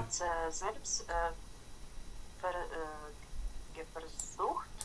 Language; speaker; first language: German; non-native, learner; Ukrainian